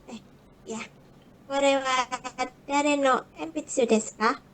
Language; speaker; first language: Japanese; non-native, learner; Indonesian